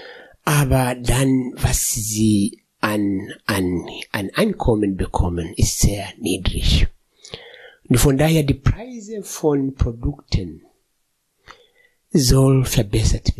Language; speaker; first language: German; non-native, fluent; Swahili